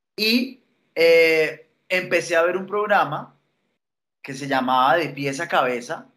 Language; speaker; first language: Spanish; native; Spanish